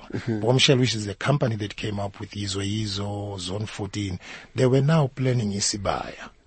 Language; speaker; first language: English; non-native, local second language; Zulu